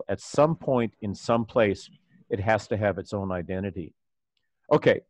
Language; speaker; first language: English; native; English